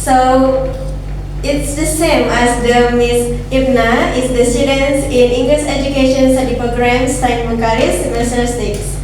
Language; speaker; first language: English; non-native, learner; Indonesian